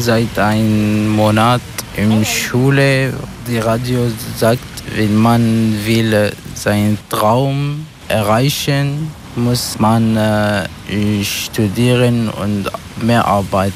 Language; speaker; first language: German; non-native, learner; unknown